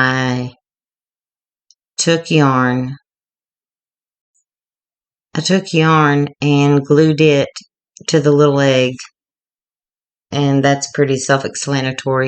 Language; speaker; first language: English; native; English